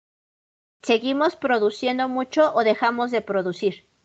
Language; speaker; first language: Spanish; native; Spanish